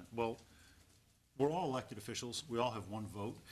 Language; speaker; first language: English; native; English